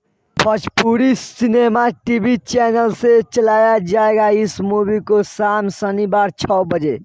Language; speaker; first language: Hindi; non-native, local second language; Bhojpuri